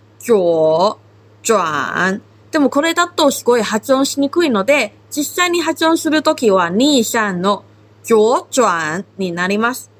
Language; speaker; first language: Japanese; non-native, fluent; Chinese